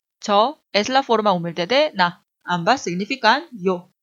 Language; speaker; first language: Spanish; non-native, fluent; Korean